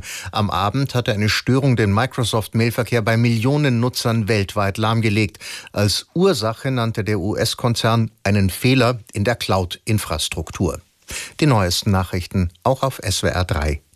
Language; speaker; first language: German; native; German